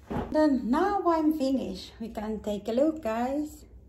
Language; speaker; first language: English; non-native, local second language; Cebuano